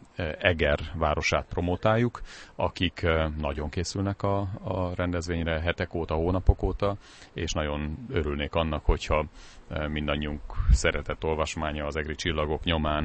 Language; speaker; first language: Hungarian; native; Hungarian